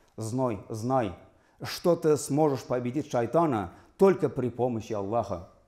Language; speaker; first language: Russian; non-native, local second language; Tatar